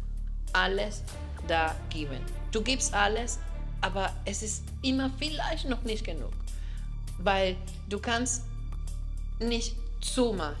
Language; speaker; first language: German; non-native, fluent; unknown